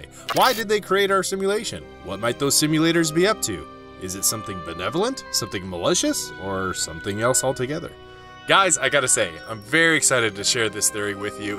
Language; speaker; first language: English; native; English